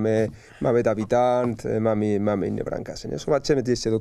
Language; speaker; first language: Polish; non-native, learner; Spanish